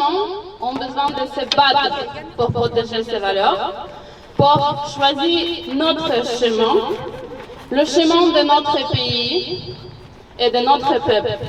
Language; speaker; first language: French; non-native, learner; Ukrainian